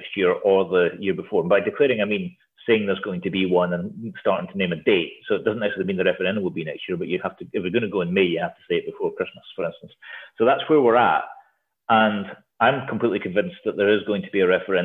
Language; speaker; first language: English; native; English